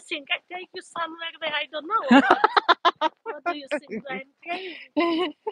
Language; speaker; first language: English; non-native, learner; German